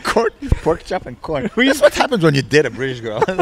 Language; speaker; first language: English; native; English